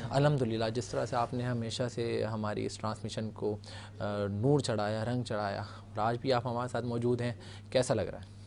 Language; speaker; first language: Urdu; native; Urdu